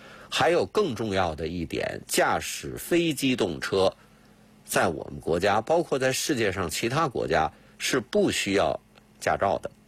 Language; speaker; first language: Chinese; native; Chinese